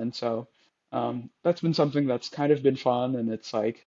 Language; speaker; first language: English; native; English